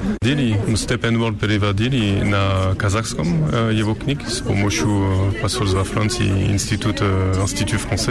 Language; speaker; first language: Russian; non-native, learner; French